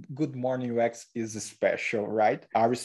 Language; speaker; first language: English; non-native, learner; Portuguese